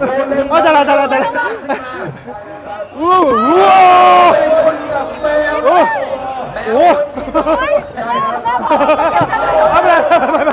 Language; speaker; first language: Thai; non-native, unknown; Japanese